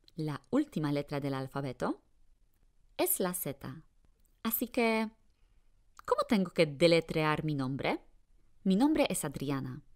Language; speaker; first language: Spanish; non-native, fluent; Polish